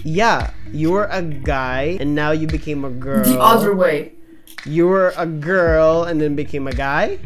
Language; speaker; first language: English; non-native, local second language; Filipino